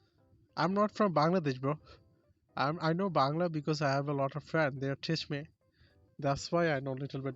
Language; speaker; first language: English; non-native, learner; Bangla